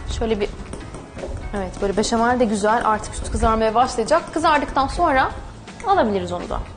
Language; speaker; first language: Turkish; native; Turkish